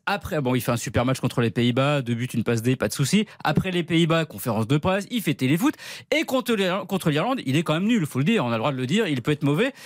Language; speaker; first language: French; native; French